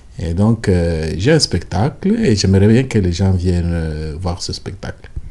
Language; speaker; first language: French; non-native, local second language; Lingala